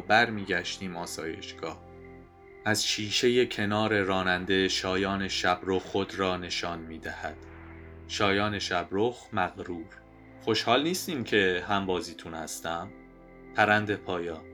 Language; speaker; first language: Persian; native; Persian